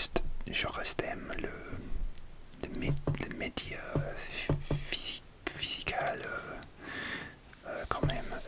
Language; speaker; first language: French; non-native, learner; English